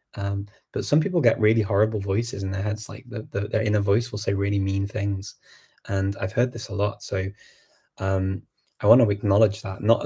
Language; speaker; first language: English; native; English